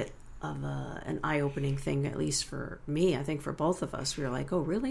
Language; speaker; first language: English; native; English